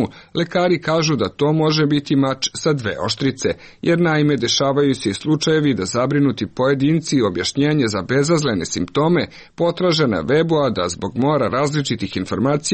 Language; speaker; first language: Serbian; native; Serbian